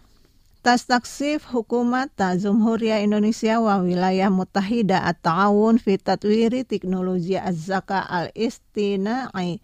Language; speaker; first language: Arabic; non-native, fluent; Indonesian